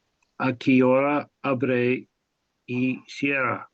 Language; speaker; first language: Spanish; non-native, learner; English